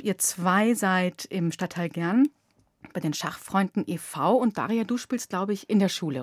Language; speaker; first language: German; native; German